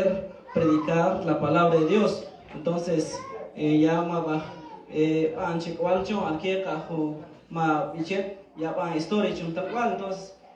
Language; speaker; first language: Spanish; non-native, local second language; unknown